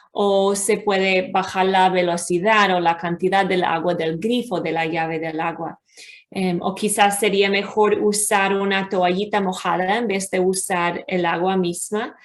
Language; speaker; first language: Spanish; non-native, fluent; English